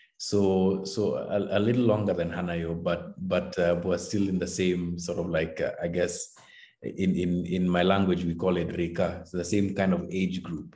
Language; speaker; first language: English; non-native, local second language; Kikuyu